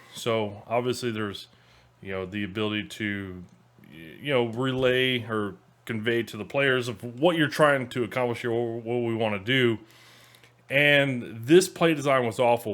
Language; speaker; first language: English; native; English